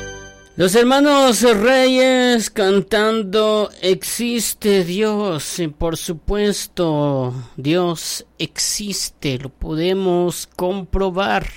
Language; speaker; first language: Spanish; native; Spanish